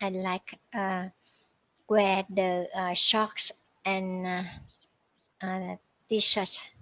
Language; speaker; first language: English; non-native, learner; Vietnamese